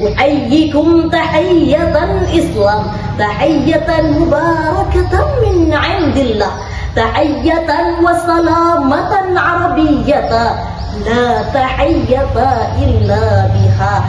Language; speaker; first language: Arabic; non-native, learner; Indonesian